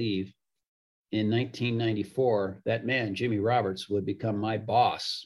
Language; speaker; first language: English; native; English